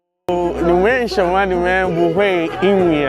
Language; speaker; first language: Chinese; non-native, learner; English